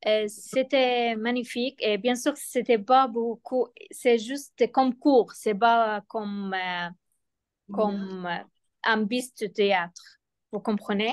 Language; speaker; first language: French; non-native, learner; Arabic